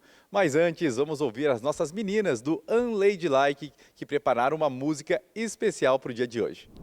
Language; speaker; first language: Portuguese; native; Portuguese